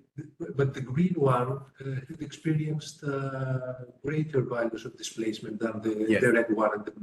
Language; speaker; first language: English; non-native, fluent; Greek